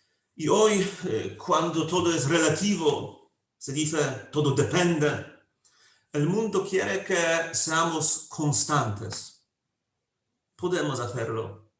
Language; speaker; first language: Spanish; non-native, fluent; Polish